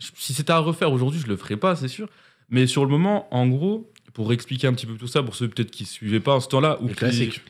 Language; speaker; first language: French; native; French